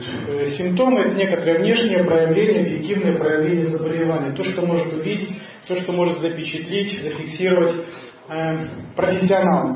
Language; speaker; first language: Russian; native; Russian